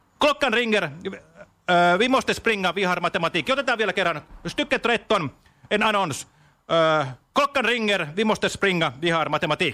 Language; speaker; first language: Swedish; non-native, learner; Finnish